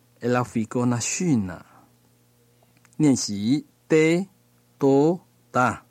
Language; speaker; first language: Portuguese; non-native, learner; Chinese